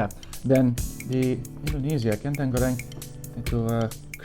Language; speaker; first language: Indonesian; non-native, learner; English